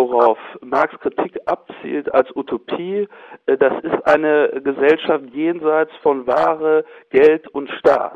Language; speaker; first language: German; native; German